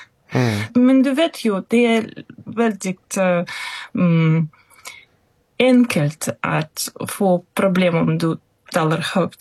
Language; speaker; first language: Swedish; non-native, fluent; Russian